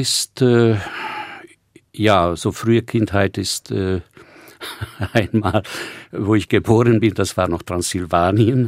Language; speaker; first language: German; non-native, fluent; Hungarian